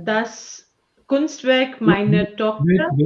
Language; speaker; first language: German; non-native, learner; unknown